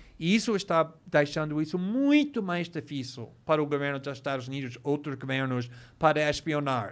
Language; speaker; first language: Portuguese; non-native, fluent; English